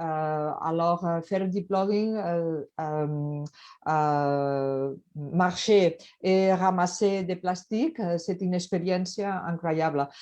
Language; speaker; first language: French; non-native, learner; Catalan